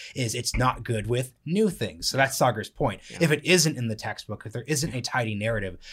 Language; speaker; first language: English; native; English